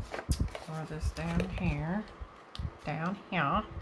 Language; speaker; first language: English; native; English